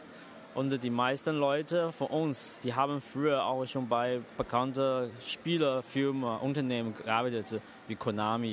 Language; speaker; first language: German; non-native, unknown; Chinese